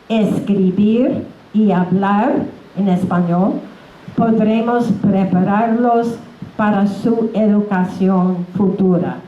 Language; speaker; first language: Spanish; non-native, fluent; English